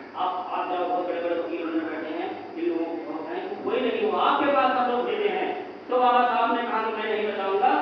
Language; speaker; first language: Hindi; native; Hindi